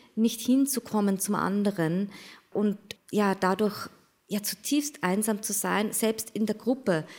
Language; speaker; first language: German; native; German